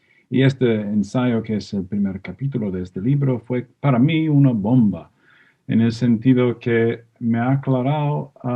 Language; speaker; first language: Spanish; non-native, fluent; English